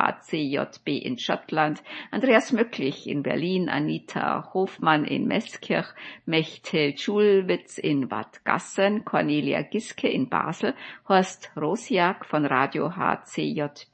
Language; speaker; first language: German; native; German